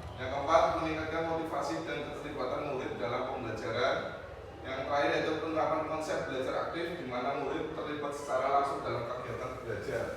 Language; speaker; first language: Indonesian; native; Indonesian